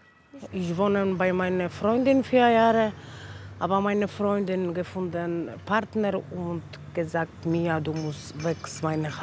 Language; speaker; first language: German; non-native, learner; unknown